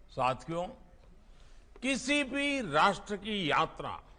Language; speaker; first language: Hindi; non-native, local second language; Gujarati